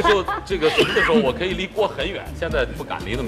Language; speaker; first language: Chinese; native; Chinese